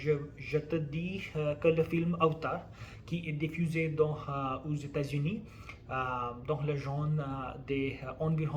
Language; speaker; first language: French; non-native, learner; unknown